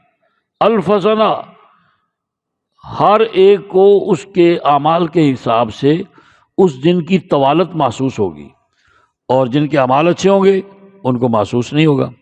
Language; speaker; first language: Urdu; non-native, local second language; Punjabi